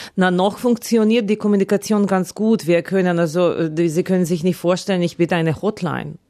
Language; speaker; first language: German; non-native, fluent; Ukrainian